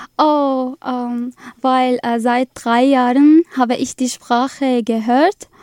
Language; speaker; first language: German; non-native, learner; Arabic